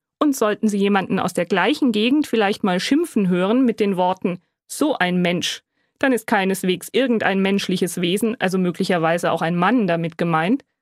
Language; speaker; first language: German; native; German